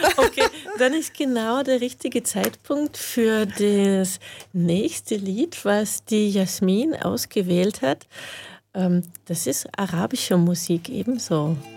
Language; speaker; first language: German; native; German